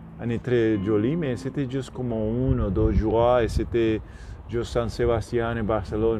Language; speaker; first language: French; non-native, learner; Spanish